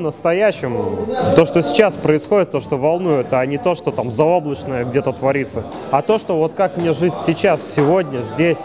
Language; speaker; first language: Russian; native; Russian